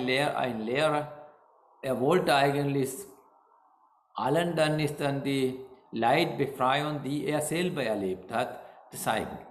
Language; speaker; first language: German; non-native, learner; Sinhala